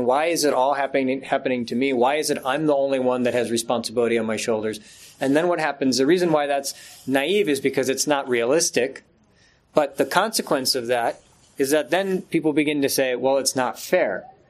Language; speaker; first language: English; native; English